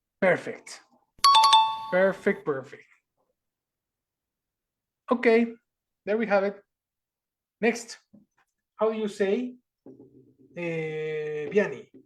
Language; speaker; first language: English; non-native, fluent; Spanish